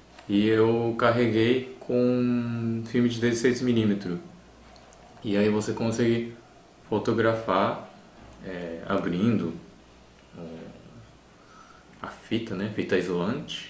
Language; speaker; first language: Portuguese; non-native, fluent; Japanese